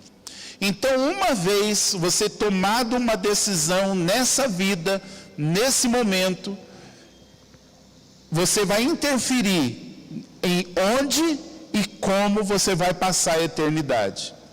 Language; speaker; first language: Portuguese; native; Portuguese